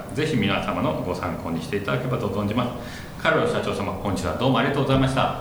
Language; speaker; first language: Japanese; native; Japanese